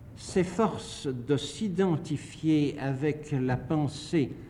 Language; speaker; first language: French; native; French